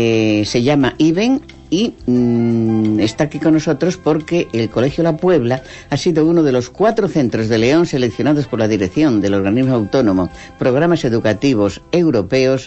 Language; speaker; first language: Spanish; native; Spanish